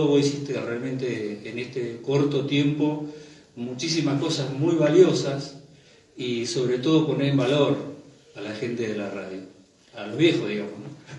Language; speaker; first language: Spanish; native; Spanish